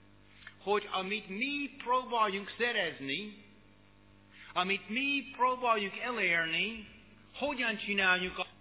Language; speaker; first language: Hungarian; non-native, learner; English